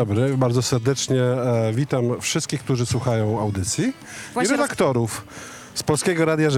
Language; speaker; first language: Polish; native; Polish